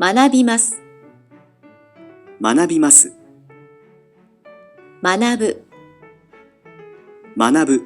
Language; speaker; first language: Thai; native; Thai